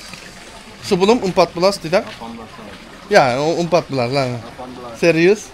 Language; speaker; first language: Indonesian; non-native, learner; Turkish